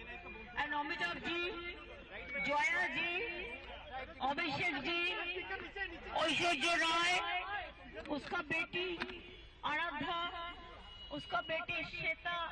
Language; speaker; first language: Hindi; non-native, local second language; Bangla